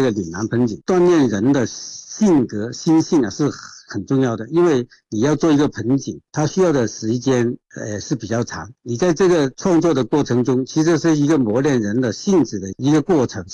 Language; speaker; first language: Chinese; non-native, local second language; Cantonese